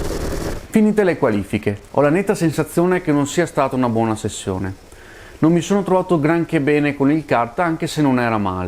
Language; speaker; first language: Italian; native; Italian